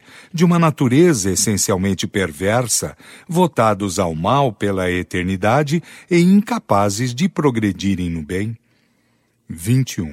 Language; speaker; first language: Portuguese; native; Portuguese